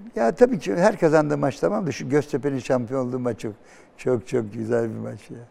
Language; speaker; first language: Turkish; native; Turkish